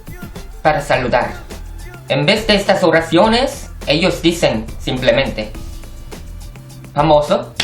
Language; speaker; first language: Spanish; non-native, fluent; Korean